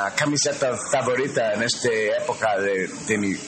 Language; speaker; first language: Spanish; non-native, learner; English